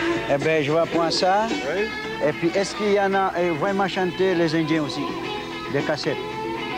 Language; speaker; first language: French; non-native, local second language; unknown